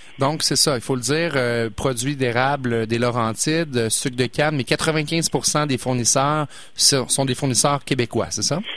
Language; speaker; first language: French; native; French